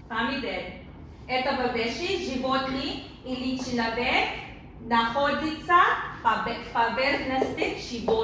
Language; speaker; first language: Russian; non-native, learner; Filipino